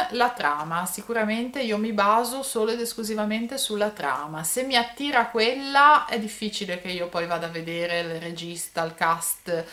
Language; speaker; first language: Italian; native; Italian